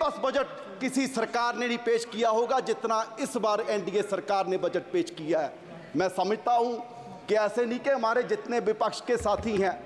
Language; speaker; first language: Hindi; native; Hindi